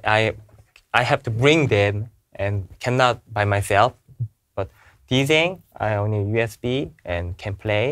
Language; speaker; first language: English; non-native, learner; Korean